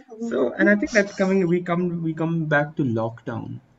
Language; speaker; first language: English; early bilingual, other home language; Hindi